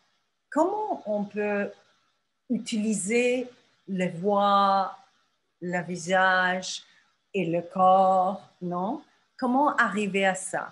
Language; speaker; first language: French; non-native, fluent; Turkish